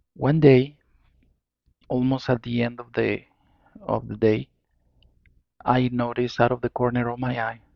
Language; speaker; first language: English; non-native, fluent; Spanish